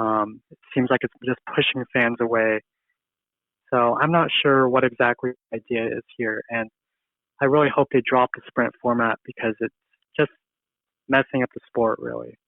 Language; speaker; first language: English; native; English